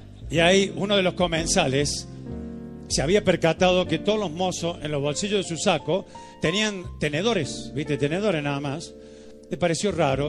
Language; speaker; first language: Spanish; native; Spanish